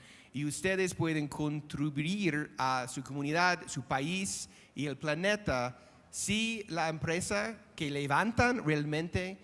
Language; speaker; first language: Spanish; non-native, fluent; English